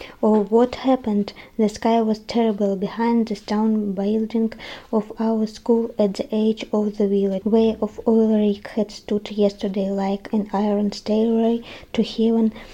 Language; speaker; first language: English; non-native, learner; Russian